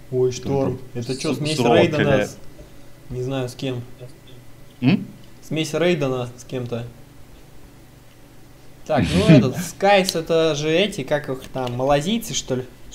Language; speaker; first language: Russian; native; Russian